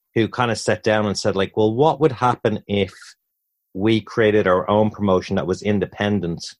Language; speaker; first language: English; native; English